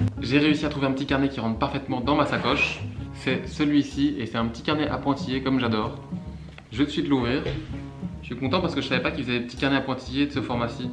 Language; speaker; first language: French; native; French